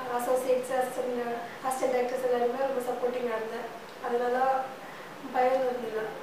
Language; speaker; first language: Tamil; non-native, learner; Malayalam